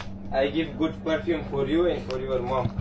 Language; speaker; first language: English; non-native, learner; Pashto